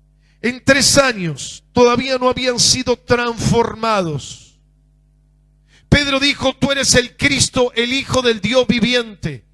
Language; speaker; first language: Spanish; native; Spanish